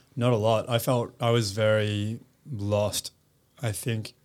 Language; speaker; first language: English; native; English